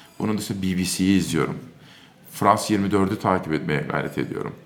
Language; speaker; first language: Turkish; native; Turkish